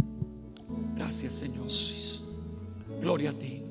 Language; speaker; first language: Spanish; native; Spanish